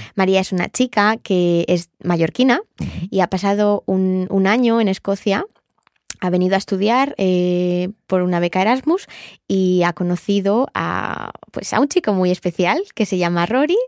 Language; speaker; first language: Spanish; native; Spanish